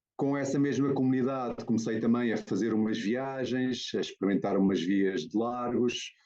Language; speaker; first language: Portuguese; native; Portuguese